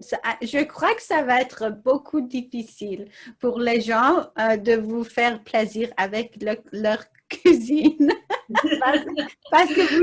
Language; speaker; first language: French; non-native, learner; English